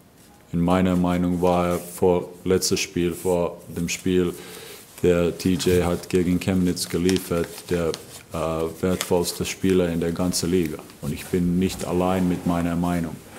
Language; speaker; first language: German; non-native, fluent; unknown